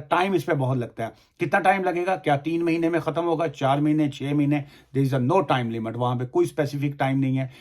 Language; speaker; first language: Urdu; non-native, local second language; Punjabi